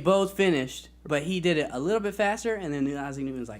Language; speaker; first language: English; native; English